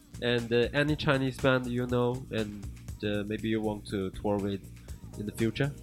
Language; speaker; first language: English; non-native, learner; Chinese